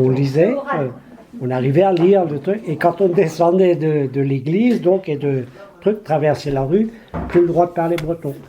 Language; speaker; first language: French; non-native, local second language; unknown